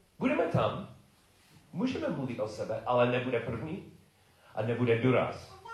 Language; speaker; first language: Czech; non-native, learner; English